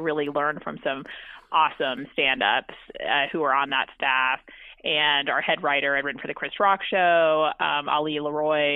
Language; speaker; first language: English; native; English